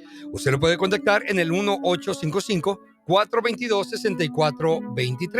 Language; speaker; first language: Spanish; native; Spanish